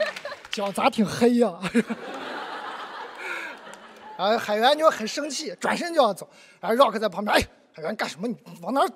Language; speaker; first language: Chinese; native; Chinese